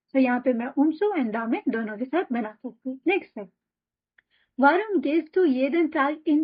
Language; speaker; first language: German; non-native, fluent; Hindi